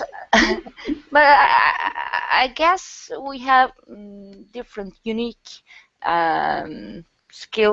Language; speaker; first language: English; non-native, fluent; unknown